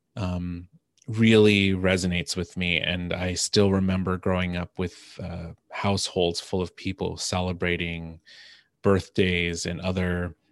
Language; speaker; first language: English; native; English